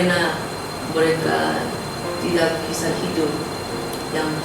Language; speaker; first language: Indonesian; non-native, learner; Korean